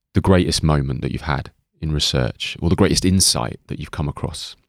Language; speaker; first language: English; native; English